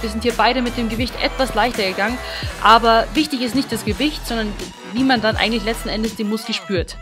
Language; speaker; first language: German; native; German